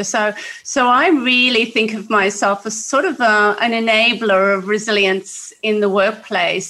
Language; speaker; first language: English; native; English